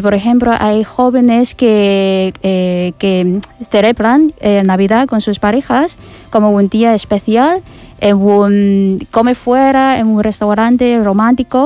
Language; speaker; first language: Spanish; non-native, fluent; Chinese